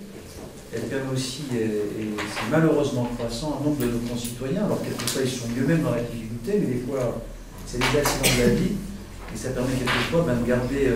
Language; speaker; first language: French; native; French